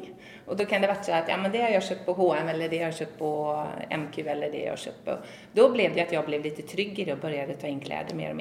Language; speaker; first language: Swedish; native; Swedish